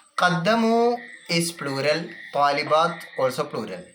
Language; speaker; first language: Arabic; non-native, learner; Malayalam